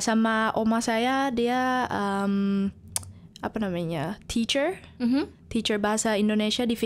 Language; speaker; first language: Indonesian; early bilingual, heritage; Indonesian